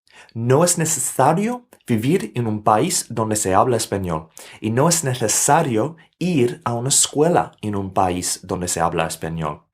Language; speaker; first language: Spanish; non-native, fluent; English